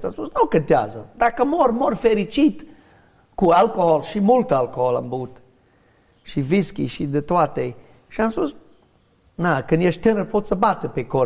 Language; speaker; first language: Romanian; non-native, learner; English